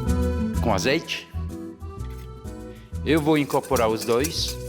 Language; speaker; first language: Portuguese; non-native, fluent; French